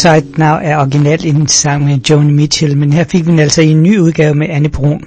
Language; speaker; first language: Danish; native; Danish